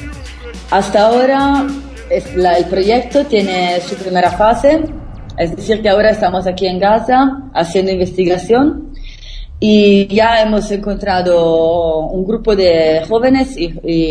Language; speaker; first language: Spanish; non-native, fluent; Italian